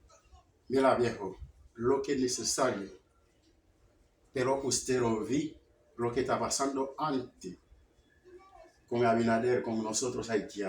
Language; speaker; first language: Spanish; non-native, learner; Haitian Creole